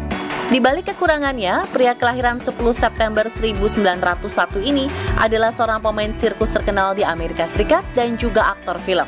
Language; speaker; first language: Indonesian; native; Indonesian